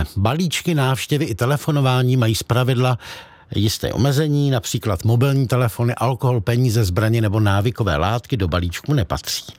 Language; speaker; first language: Czech; native; Czech